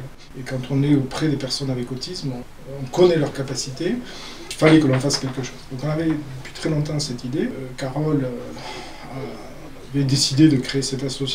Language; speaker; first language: French; native; French